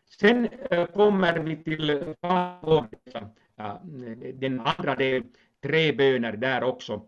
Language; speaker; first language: Swedish; non-native, local second language; Finnish